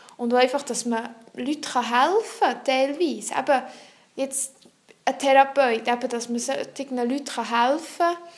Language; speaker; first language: German; non-native, local second language; French